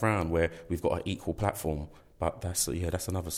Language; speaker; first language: English; native; English